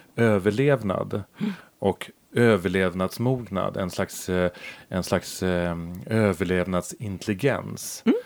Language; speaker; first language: Swedish; native; Swedish